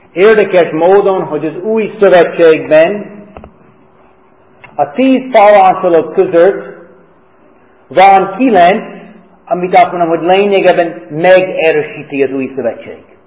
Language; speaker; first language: Hungarian; non-native, learner; English